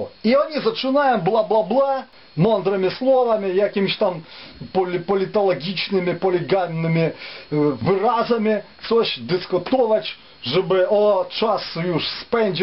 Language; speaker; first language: Polish; non-native, fluent; Ukrainian